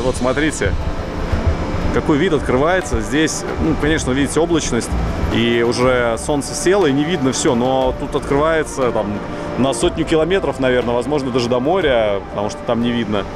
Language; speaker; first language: Russian; native; Russian